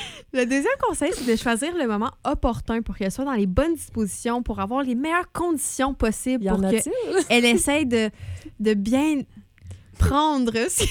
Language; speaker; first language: French; native; French